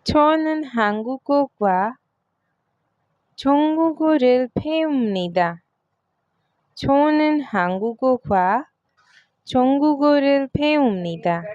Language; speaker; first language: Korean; non-native, fluent; Hindi